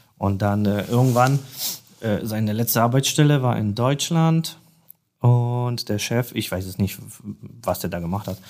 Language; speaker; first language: German; non-native, fluent; Polish